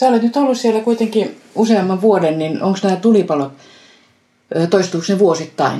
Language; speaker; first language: Finnish; native; Finnish